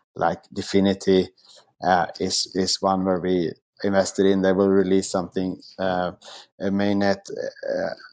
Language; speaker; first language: English; non-native, fluent; Swedish